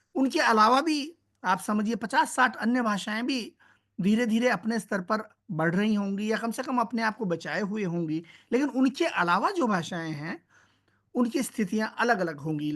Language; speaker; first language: Hindi; native; Hindi